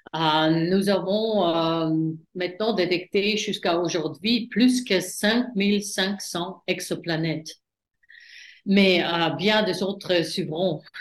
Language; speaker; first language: French; non-native, fluent; German